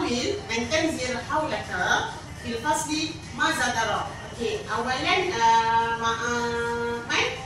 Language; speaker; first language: Arabic; non-native, learner; Malay